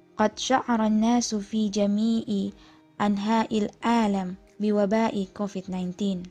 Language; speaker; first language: Arabic; non-native, learner; Indonesian